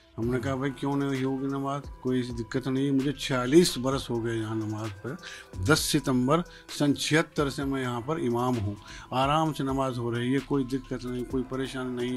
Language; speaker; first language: Hindi; native; Hindi